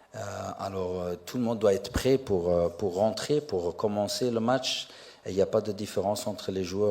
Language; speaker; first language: French; non-native, fluent; Arabic